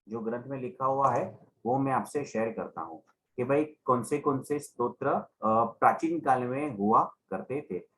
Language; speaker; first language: Hindi; non-native, local second language; Gujarati